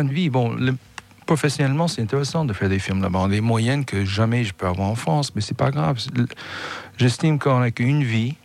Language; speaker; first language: French; non-native, fluent; English